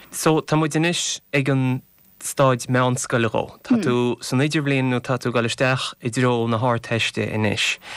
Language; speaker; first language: Irish; native; Irish